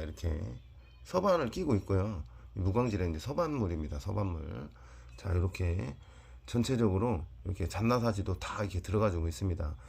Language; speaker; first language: Korean; native; Korean